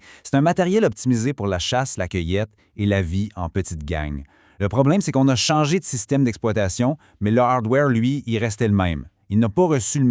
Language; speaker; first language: French; native; French